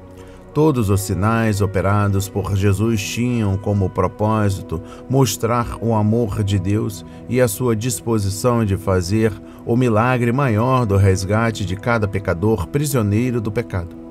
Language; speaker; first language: Portuguese; native; Portuguese